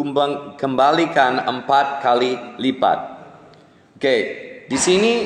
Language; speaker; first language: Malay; non-native, fluent; English